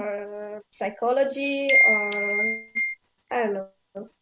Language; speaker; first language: English; non-native, learner; Italian